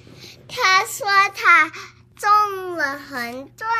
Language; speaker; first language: Chinese; early bilingual, heritage; Chinese